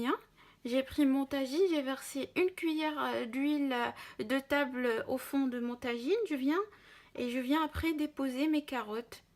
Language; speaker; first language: French; non-native, local second language; Arabic